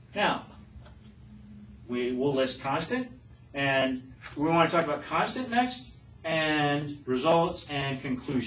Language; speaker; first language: English; native; English